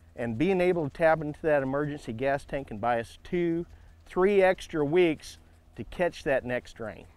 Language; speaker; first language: English; native; English